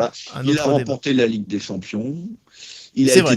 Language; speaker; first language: French; native; French